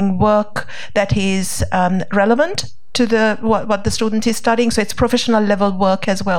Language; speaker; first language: English; non-native, local second language; Sinhala